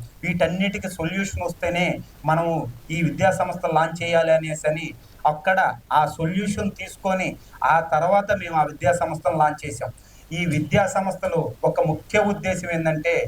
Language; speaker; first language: Telugu; native; Telugu